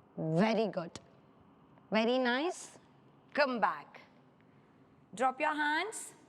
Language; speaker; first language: English; non-native, local second language; Kannada